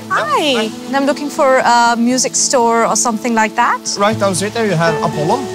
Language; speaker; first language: English; native; English